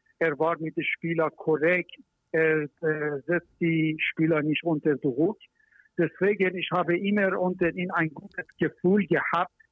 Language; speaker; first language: German; non-native, learner; Persian